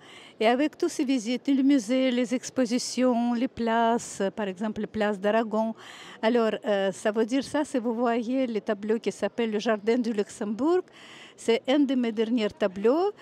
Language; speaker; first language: French; non-native, fluent; Russian